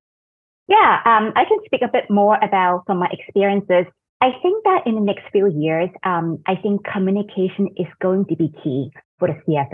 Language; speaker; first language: English; non-native, fluent; Cantonese